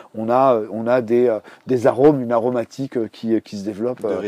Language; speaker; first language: French; native; French